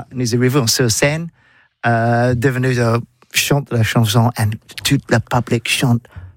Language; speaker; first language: French; non-native, learner; English